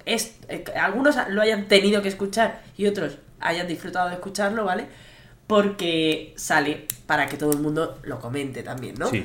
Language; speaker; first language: Spanish; native; Spanish